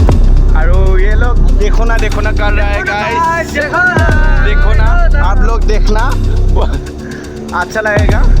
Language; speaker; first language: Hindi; non-native, local second language; Assamese